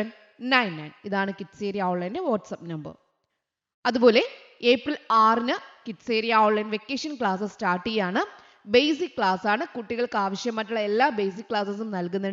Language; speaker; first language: Malayalam; native; Malayalam